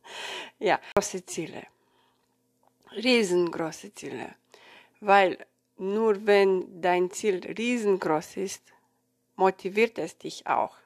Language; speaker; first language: German; non-native, fluent; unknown